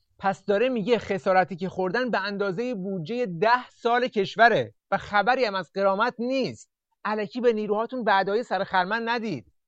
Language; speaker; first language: Persian; native; Persian